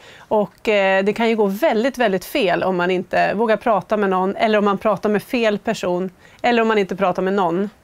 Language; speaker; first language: Swedish; native; Swedish